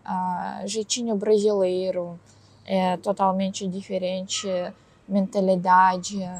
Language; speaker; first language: Portuguese; non-native, learner; Russian